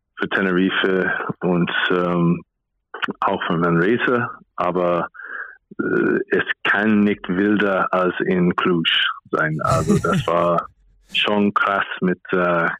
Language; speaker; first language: German; non-native, fluent; English